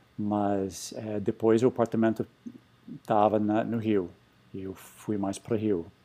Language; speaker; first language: Portuguese; non-native, fluent; English